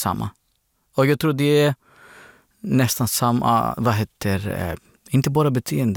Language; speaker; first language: Swedish; non-native, fluent; Greek